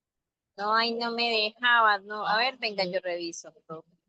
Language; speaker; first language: Spanish; native; Spanish